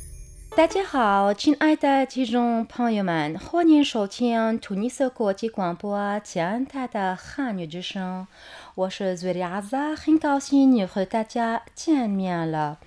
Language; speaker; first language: Chinese; non-native, fluent; Arabic